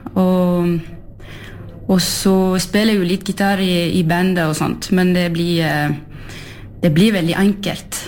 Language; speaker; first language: Norwegian; early bilingual, heritage; French